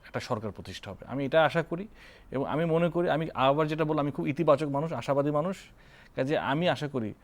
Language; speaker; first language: Bangla; native; Bangla